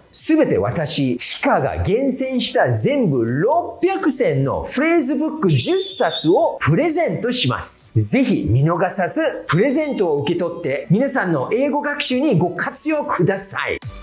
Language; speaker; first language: Japanese; early bilingual, other home language; English